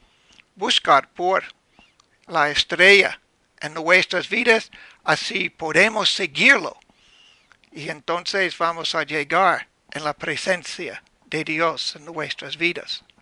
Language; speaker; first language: Spanish; non-native, learner; English